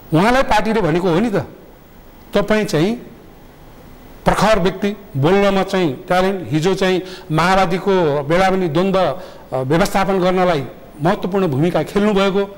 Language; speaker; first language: Nepali; native; Nepali